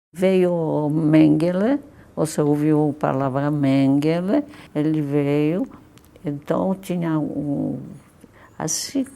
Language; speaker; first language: Portuguese; non-native, fluent; Polish